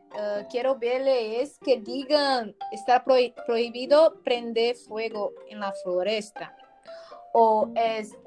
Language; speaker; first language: Spanish; non-native, learner; Portuguese